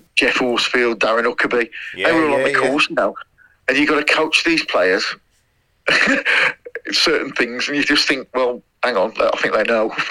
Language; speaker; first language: English; native; English